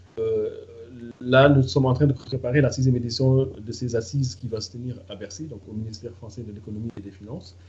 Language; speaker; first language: French; non-native, local second language; Fula